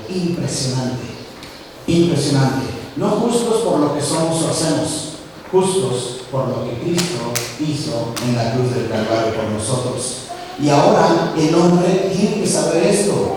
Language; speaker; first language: Spanish; native; Spanish